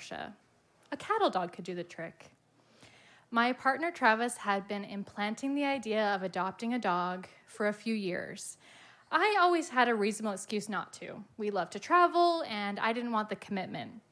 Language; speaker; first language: English; native; English